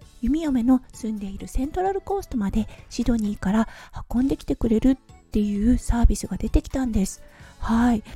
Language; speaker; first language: Japanese; native; Japanese